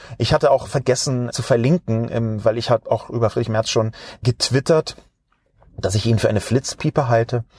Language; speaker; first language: German; native; German